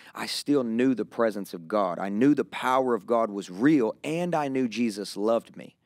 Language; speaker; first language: English; native; English